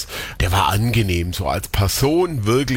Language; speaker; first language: German; native; German